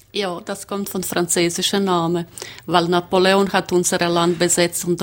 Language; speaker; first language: German; non-native, learner; Croatian